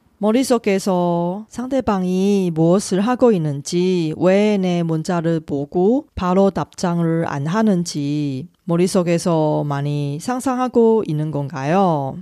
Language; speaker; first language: Korean; non-native, fluent; Chinese